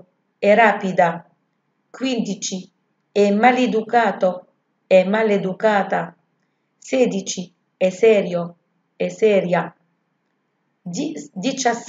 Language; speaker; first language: Italian; non-native, learner; Arabic